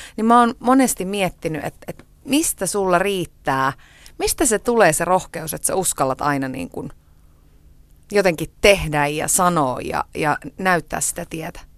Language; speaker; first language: Finnish; native; Finnish